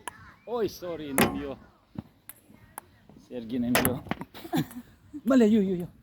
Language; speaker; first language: English; non-native, learner; Russian